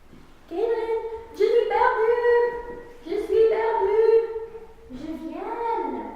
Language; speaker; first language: French; non-native, learner; English